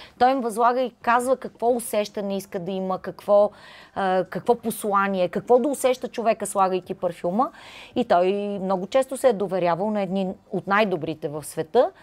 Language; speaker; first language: Bulgarian; native; Bulgarian